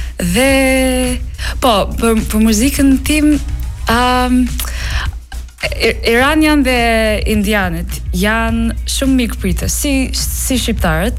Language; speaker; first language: Albanian; non-native, fluent; English